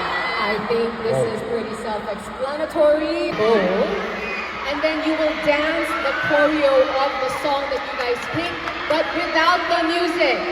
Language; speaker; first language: English; non-native, local second language; Filipino